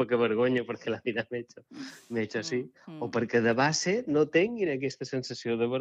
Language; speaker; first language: Catalan; native; Catalan